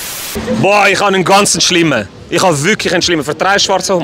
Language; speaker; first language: German; native; German